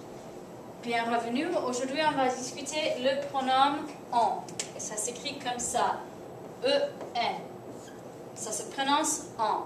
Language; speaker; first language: French; non-native, fluent; English